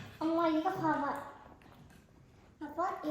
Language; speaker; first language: Korean; early bilingual, heritage; French